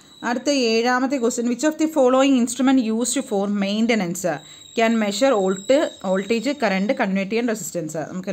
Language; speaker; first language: English; non-native, local second language; Malayalam